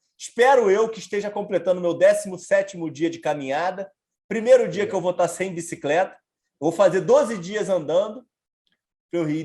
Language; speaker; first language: Portuguese; native; Portuguese